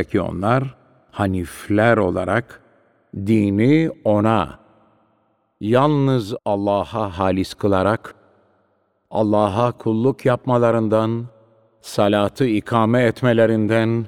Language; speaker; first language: Turkish; native; Turkish